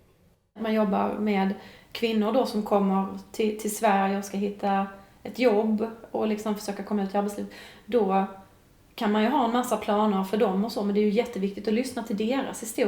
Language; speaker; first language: Swedish; native; Swedish